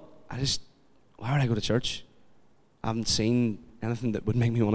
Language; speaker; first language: English; native; English